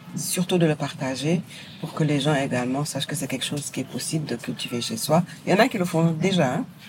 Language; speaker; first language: French; non-native, local second language; Wolof